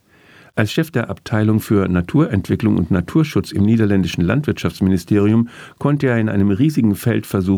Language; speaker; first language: German; native; German